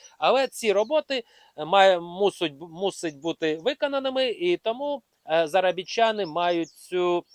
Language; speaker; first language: Ukrainian; non-native, local second language; Russian